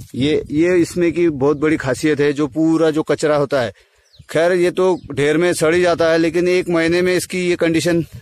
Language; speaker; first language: Hindi; non-native, local second language; Marathi